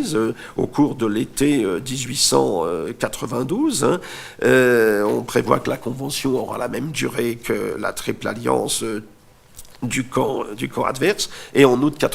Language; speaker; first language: French; native; French